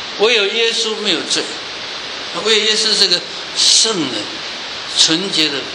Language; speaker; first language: Chinese; native; Chinese